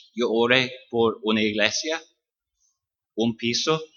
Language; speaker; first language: Spanish; non-native, fluent; English